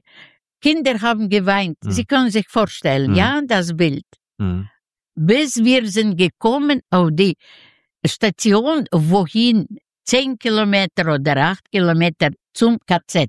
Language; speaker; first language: German; non-native, learner; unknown